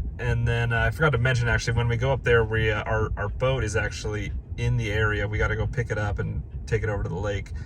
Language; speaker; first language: English; native; English